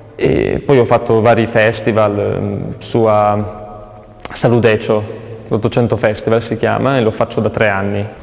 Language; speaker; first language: Italian; native; Italian